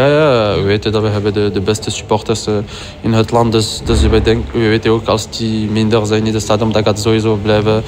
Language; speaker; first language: Dutch; non-native, local second language; French